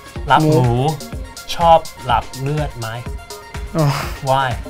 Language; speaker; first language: Thai; non-native, learner; English